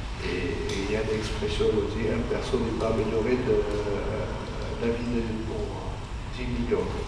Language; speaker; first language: French; non-native, fluent; Armenian